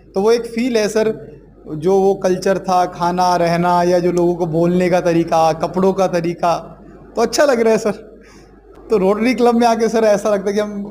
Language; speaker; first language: Hindi; native; Hindi